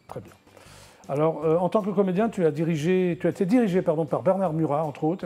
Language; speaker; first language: French; native; French